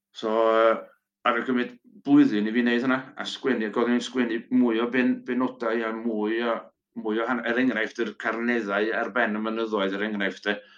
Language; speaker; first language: Welsh; native; Welsh